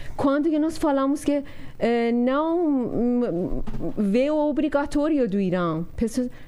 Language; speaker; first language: Portuguese; non-native, learner; Persian